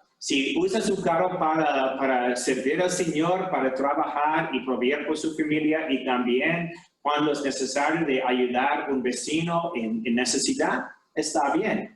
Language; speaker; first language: Spanish; non-native, fluent; English